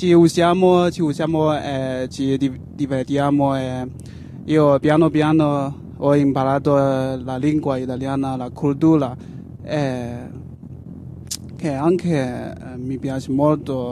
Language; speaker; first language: Italian; non-native, learner; Chinese